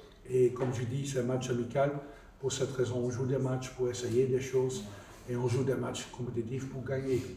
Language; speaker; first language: French; non-native, fluent; Dutch